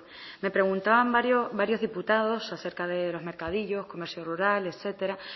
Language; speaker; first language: Spanish; native; Spanish